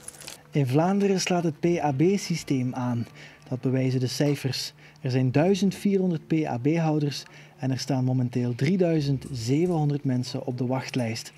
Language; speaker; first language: Dutch; native; Dutch